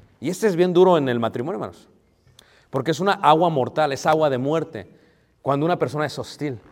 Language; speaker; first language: Spanish; early bilingual, heritage; Spanish